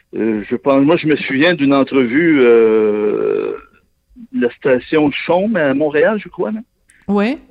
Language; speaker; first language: French; native; French